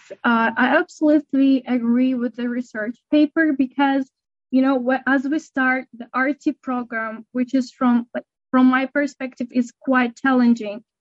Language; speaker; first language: English; non-native, fluent; Russian